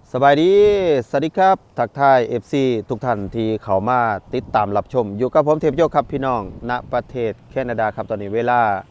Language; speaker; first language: Thai; native; Thai